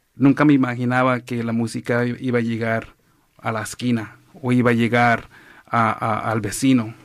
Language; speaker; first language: Spanish; early bilingual, heritage; Spanish